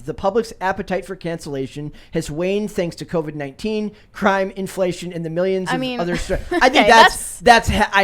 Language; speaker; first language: English; native; English